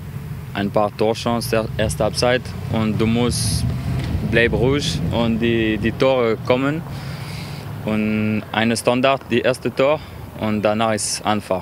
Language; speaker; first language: German; non-native, learner; French